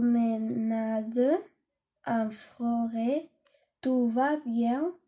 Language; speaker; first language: French; non-native, learner; Catalan